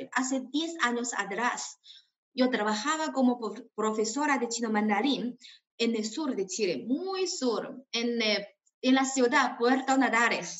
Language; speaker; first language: Spanish; non-native, fluent; Chinese